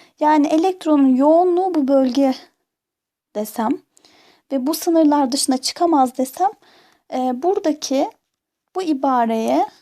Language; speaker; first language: Turkish; native; Turkish